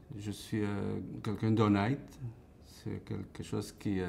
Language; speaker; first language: French; non-native, fluent; Spanish